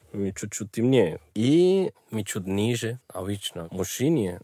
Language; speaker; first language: Russian; non-native, learner; Spanish